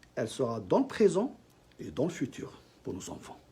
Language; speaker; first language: French; non-native, local second language; Arabic